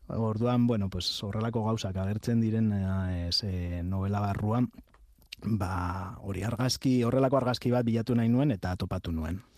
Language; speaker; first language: Basque; non-native, local second language; Spanish